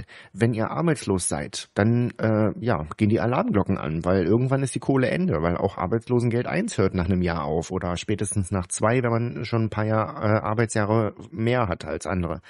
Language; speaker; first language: German; native; German